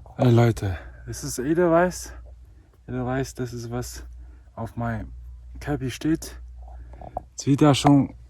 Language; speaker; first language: German; non-native, learner; Chinese